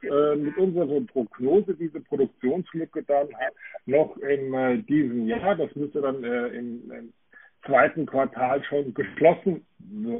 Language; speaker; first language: German; native; German